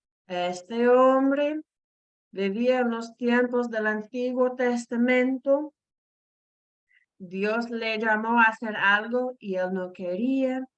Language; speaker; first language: Spanish; non-native, fluent; English